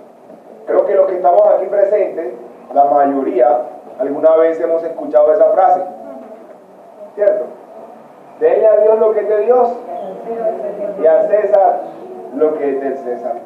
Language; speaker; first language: Spanish; native; Spanish